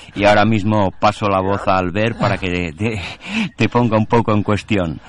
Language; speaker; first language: Spanish; non-native, local second language; Catalan